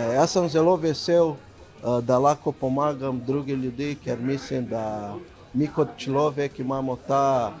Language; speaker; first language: Slovenian; non-native, learner; Portuguese